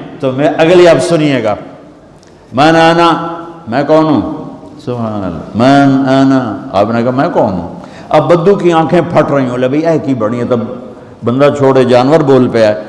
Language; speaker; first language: Urdu; non-native, local second language; Punjabi